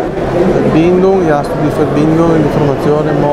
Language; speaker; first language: German; non-native, learner; Italian